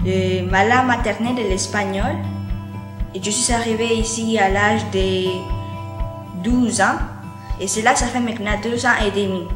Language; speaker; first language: French; early bilingual, other home language; Spanish